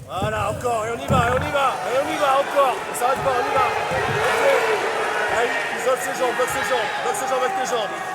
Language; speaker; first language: French; native; French